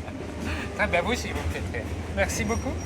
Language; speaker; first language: French; native; French